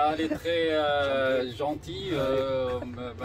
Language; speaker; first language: French; non-native, local second language; Arabic